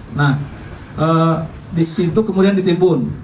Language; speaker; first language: Indonesian; native; Indonesian